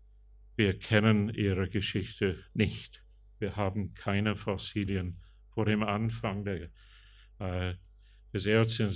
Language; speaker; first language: German; non-native, fluent; English